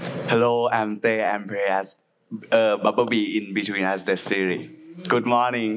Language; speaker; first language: English; non-native, learner; Thai